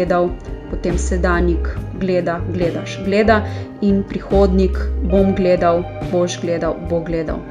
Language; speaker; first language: Slovenian; native; Slovenian